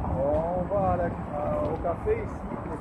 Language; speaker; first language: French; non-native, fluent; Russian